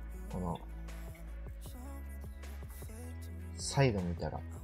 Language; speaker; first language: Japanese; native; Japanese